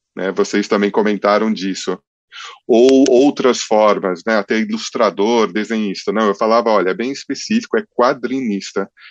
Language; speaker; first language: Portuguese; early bilingual, other home language; English